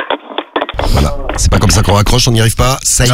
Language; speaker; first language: French; native; French